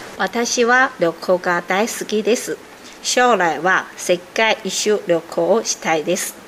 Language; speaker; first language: Japanese; non-native, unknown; Chinese